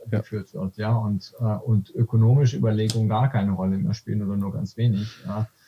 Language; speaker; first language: German; native; German